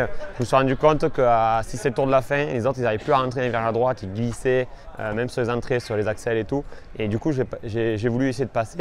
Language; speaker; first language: French; native; French